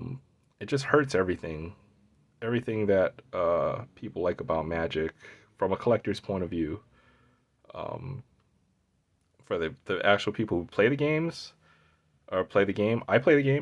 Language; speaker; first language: English; native; English